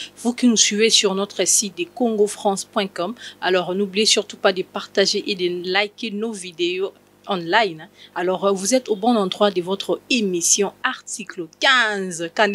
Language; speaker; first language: French; non-native, local second language; Lingala